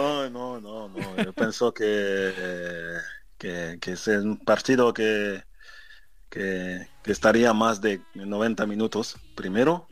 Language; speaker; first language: Spanish; non-native, fluent; French